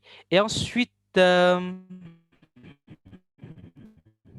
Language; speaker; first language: French; non-native, fluent; Indonesian